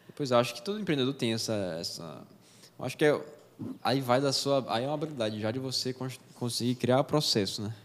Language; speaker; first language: Portuguese; native; Portuguese